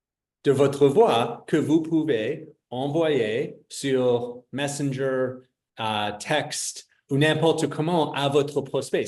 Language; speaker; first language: French; non-native, fluent; English